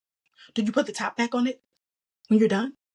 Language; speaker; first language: English; native; English